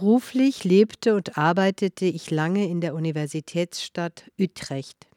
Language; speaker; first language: German; non-native, fluent; Dutch